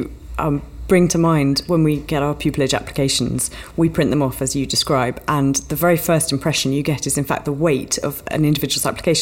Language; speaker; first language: English; native; English